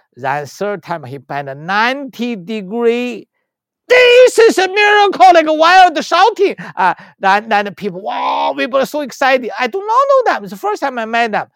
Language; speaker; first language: English; non-native, learner; Chinese